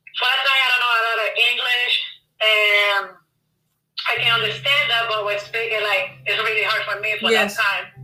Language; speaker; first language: English; non-native, learner; Spanish